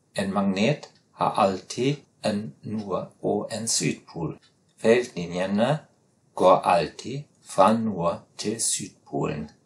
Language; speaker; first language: Norwegian; non-native, fluent; German